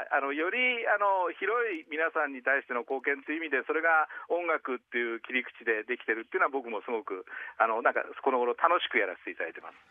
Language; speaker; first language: Japanese; native; Japanese